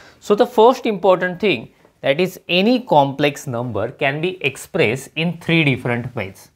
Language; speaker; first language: English; non-native, local second language; Marathi